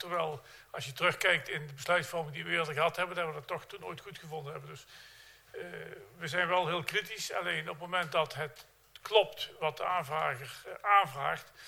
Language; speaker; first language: Dutch; native; Dutch